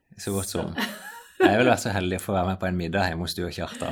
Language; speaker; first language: Norwegian; native; Norwegian